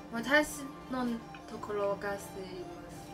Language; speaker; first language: Japanese; non-native, learner; Chinese